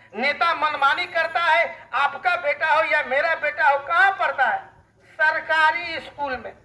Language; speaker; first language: Hindi; native; Hindi